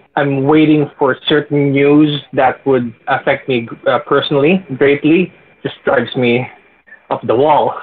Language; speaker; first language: English; non-native, local second language; Filipino